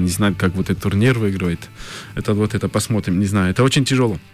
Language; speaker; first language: Russian; early bilingual, heritage; French